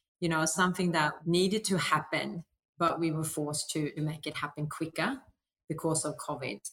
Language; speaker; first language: English; non-native, fluent; Swedish